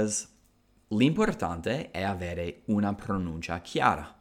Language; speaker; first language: Italian; non-native, fluent; English